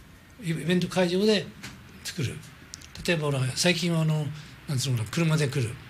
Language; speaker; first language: Japanese; native; Japanese